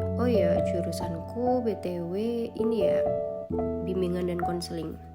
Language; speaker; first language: Indonesian; non-native, local second language; Madurese